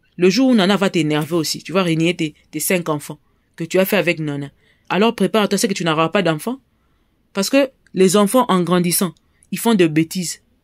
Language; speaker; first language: French; non-native, local second language; Lingala